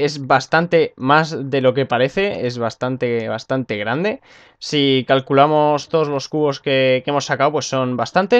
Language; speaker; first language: Spanish; native; Spanish